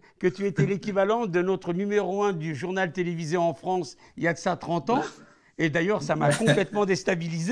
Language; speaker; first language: French; native; French